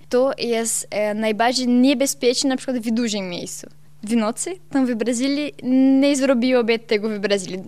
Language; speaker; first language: Polish; non-native, learner; Portuguese